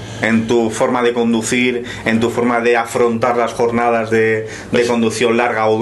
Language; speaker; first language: Spanish; native; Spanish